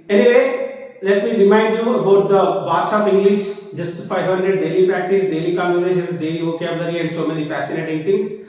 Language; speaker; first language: English; non-native, local second language; Telugu